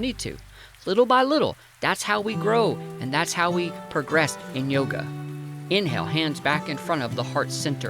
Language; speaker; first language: English; native; English